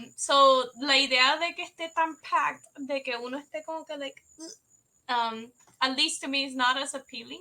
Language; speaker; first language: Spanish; native; Spanish